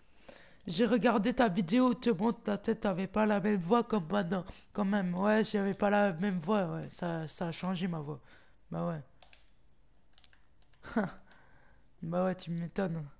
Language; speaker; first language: French; native; French